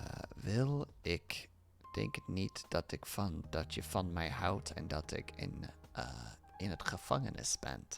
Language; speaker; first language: Dutch; non-native, learner; English